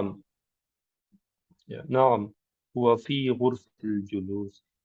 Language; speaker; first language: Arabic; non-native, learner; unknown